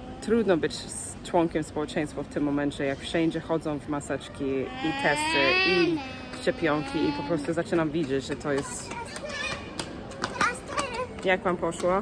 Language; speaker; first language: Polish; non-native, fluent; English